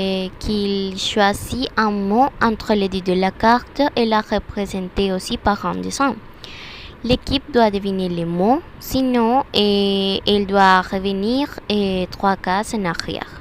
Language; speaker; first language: French; non-native, learner; Spanish